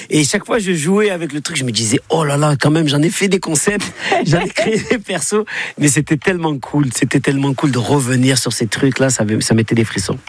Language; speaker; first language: French; native; French